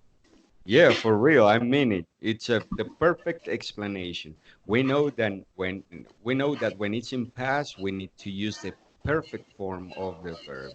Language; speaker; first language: English; non-native, fluent; Spanish